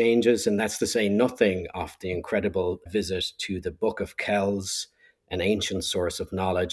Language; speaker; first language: English; native; English